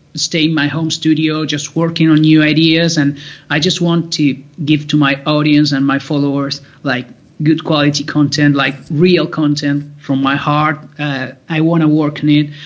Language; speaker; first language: English; non-native, fluent; Spanish